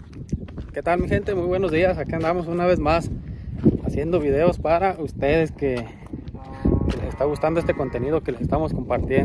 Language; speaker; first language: Spanish; native; Spanish